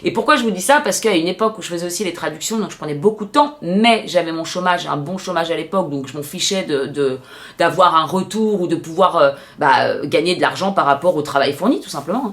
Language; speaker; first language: French; native; French